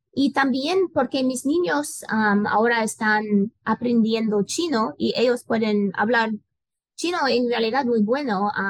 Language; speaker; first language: Spanish; non-native, learner; English